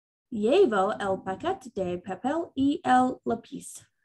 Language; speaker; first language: Spanish; non-native, learner; English